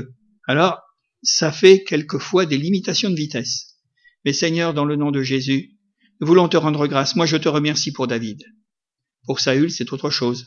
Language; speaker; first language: French; native; French